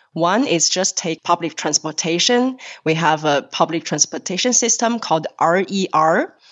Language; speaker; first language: English; non-native, fluent; Chinese